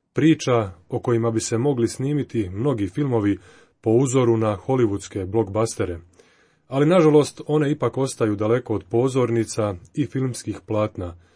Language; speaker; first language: Croatian; native; Croatian